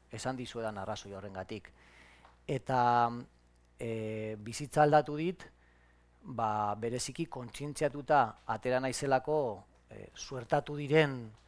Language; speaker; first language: Basque; native; Basque